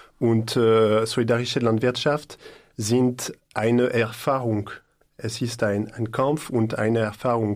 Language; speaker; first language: German; non-native, learner; French